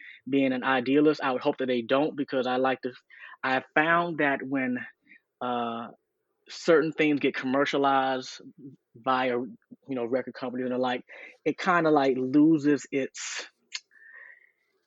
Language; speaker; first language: English; native; English